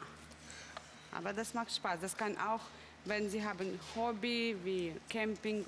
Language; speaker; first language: German; non-native, fluent; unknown